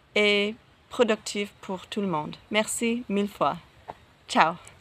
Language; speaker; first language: French; non-native, fluent; English